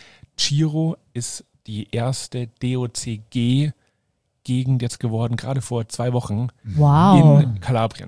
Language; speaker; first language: German; native; German